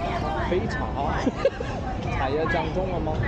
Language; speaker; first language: Chinese; non-native, learner; English